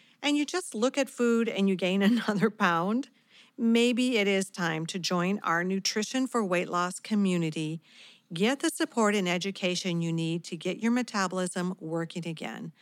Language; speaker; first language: English; native; English